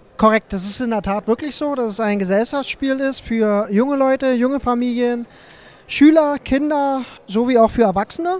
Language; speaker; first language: German; native; German